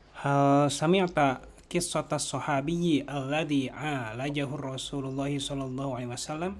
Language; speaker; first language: Arabic; non-native, learner; Indonesian